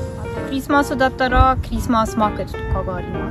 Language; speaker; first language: Japanese; non-native, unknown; Russian